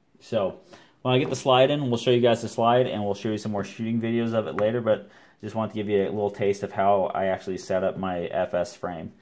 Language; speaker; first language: English; native; English